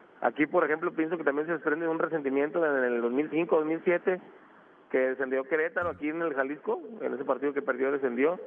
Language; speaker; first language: Spanish; native; Spanish